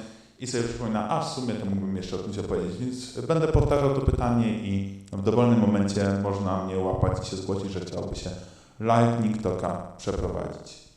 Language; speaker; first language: Polish; native; Polish